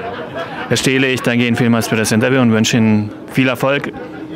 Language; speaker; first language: German; native; German